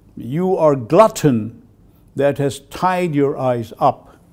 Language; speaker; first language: English; non-native, fluent; Turkish